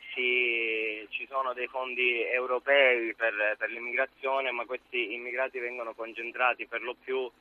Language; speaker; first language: Italian; native; Italian